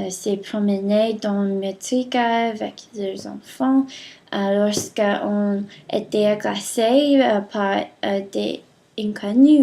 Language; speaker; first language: French; non-native, learner; English